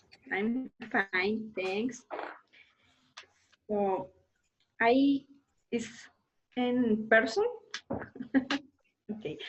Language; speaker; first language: English; non-native, learner; Spanish